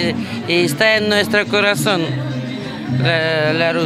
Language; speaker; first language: Spanish; non-native, learner; Russian